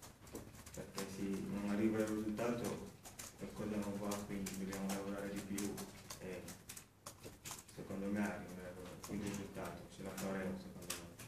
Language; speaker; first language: Italian; non-native, fluent; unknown